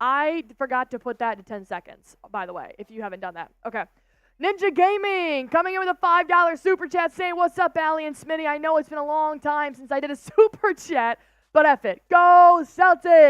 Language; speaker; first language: English; native; English